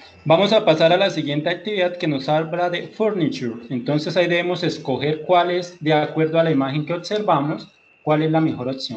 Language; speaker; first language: Spanish; native; Spanish